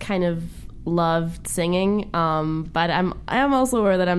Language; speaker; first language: English; non-native, fluent; German